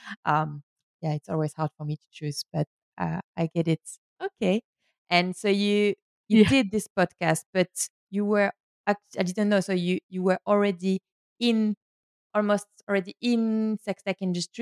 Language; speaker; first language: English; non-native, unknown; French